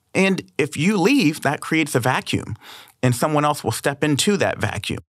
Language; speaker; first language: English; native; English